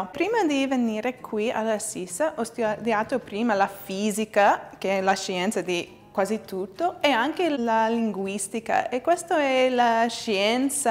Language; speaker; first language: Italian; non-native, learner; English